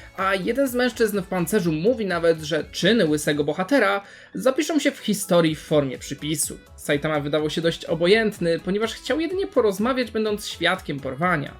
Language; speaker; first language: Polish; native; Polish